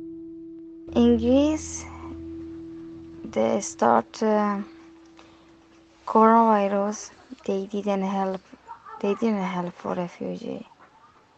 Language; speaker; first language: English; non-native, learner; Persian